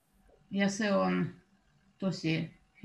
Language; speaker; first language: Finnish; non-native, learner; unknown